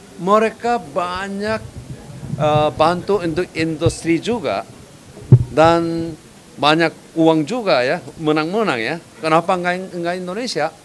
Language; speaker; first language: Indonesian; non-native, fluent; Korean